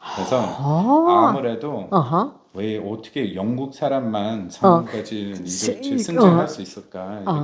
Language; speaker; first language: Korean; non-native, fluent; English